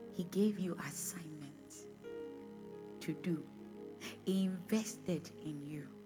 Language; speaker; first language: English; non-native, local second language; Bini